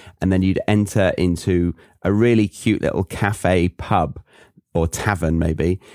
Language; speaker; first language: English; native; English